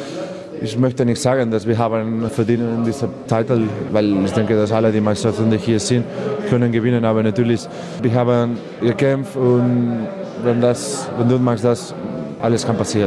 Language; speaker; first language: German; non-native, learner; Spanish